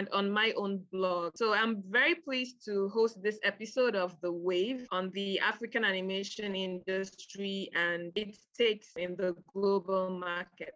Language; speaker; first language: English; non-native, local second language; Yoruba